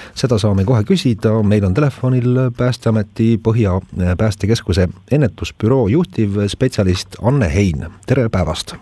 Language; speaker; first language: Estonian; native; Estonian